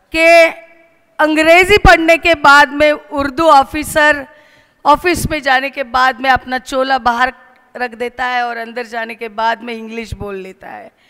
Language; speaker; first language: Hindi; non-native, local second language; Marathi